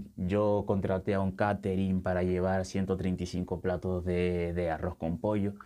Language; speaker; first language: Spanish; early bilingual, other home language; Wolof